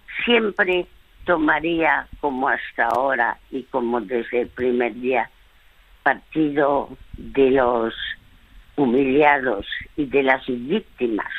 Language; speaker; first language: Spanish; early bilingual, other home language; French